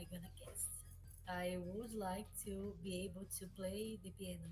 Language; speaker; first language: English; non-native, learner; Portuguese